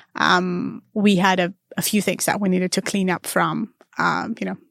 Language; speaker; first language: English; non-native, fluent; Armenian